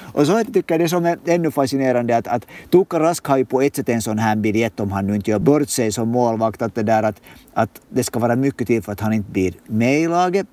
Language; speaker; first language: Swedish; native; Swedish